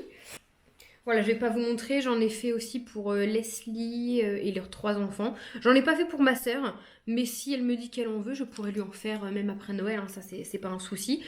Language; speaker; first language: French; native; French